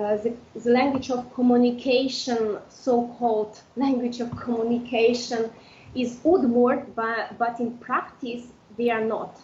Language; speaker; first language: English; non-native, fluent; Udmurt